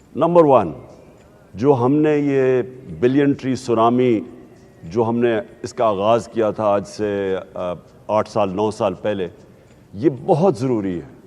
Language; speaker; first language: Urdu; native; Urdu